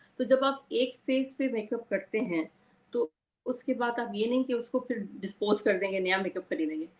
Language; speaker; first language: Urdu; native; Urdu